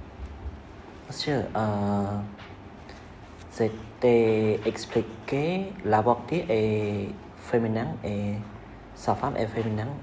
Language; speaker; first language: French; non-native, learner; Vietnamese